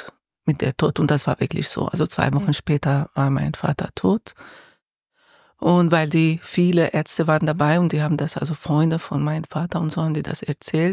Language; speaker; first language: German; non-native, learner; Arabic